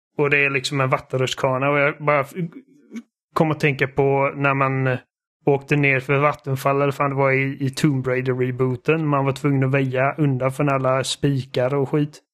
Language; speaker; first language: Swedish; native; Swedish